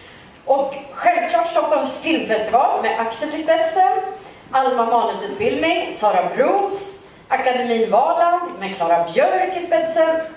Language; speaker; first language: Swedish; native; Swedish